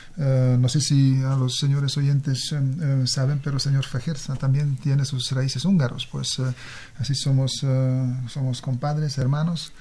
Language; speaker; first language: Spanish; non-native, fluent; Hungarian